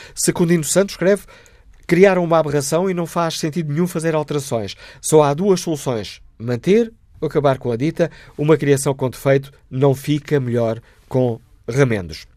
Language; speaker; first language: Portuguese; native; Portuguese